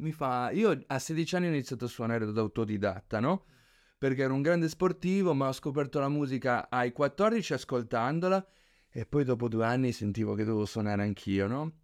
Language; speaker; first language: Italian; early bilingual, other home language; Spanish